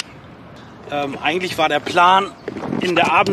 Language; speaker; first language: German; native; German